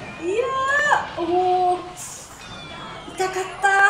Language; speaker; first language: Japanese; non-native, learner; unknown